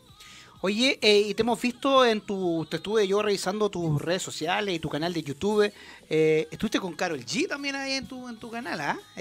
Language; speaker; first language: Spanish; native; Spanish